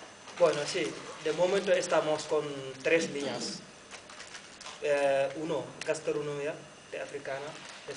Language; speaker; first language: Spanish; non-native, learner; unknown